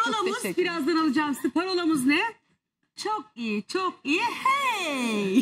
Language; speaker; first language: Turkish; native; Turkish